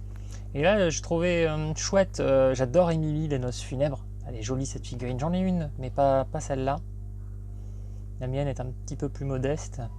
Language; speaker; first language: French; native; French